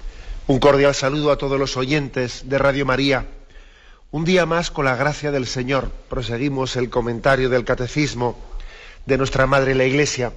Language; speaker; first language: Spanish; native; Spanish